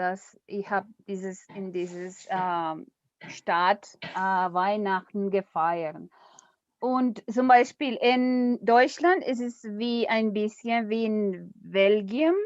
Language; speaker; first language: German; non-native, learner; Spanish